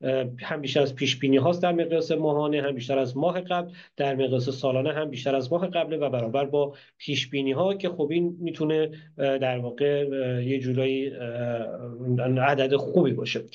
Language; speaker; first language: Persian; native; Persian